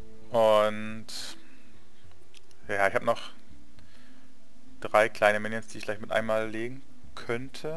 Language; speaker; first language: German; native; German